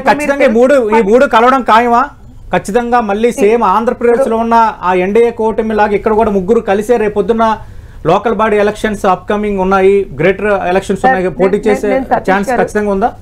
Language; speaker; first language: Telugu; native; Telugu